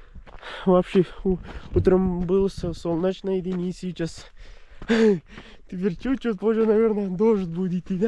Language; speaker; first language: Russian; non-native, learner; Urdu